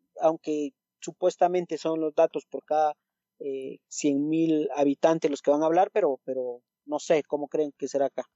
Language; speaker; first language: Spanish; native; Spanish